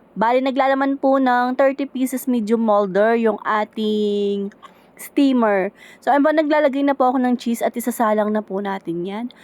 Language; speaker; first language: Filipino; native; Filipino